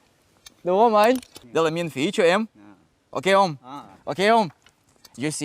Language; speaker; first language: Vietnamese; non-native, fluent; Russian